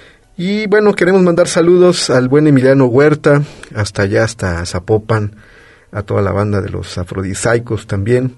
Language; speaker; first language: Spanish; native; Spanish